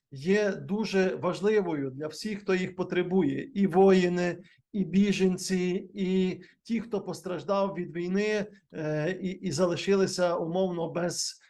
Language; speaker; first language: Ukrainian; native; Ukrainian